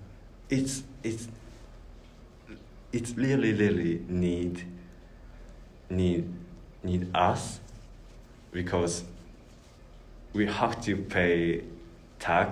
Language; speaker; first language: English; non-native, learner; Japanese